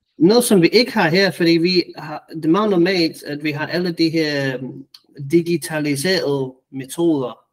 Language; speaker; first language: Danish; non-native, fluent; English